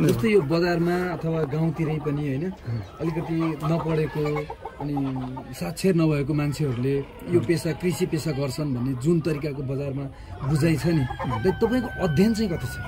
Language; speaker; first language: Nepali; native; Nepali